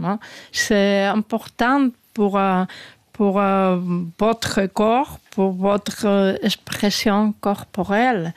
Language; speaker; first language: French; non-native, learner; Spanish